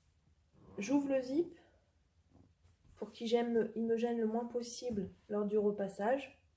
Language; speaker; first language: French; native; French